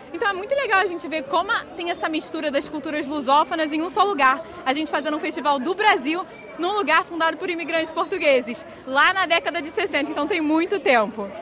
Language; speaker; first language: Portuguese; native; Portuguese